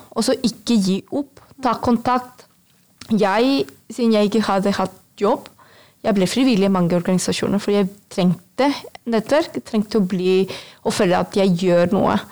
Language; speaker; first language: Norwegian; non-native, fluent; Spanish